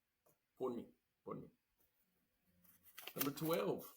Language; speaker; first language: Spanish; non-native, learner; English